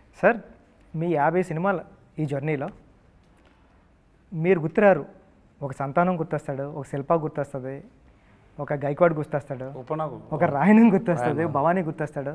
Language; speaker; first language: Telugu; native; Telugu